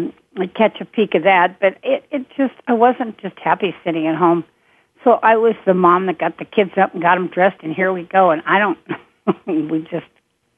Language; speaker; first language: English; native; English